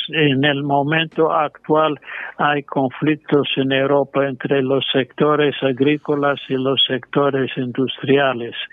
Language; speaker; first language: Spanish; non-native, fluent; English